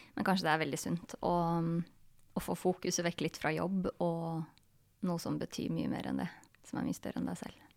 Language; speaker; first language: Norwegian; native; Norwegian